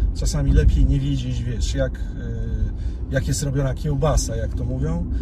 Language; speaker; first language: Polish; native; Polish